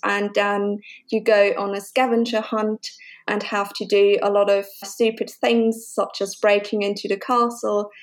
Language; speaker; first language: English; non-native, fluent; German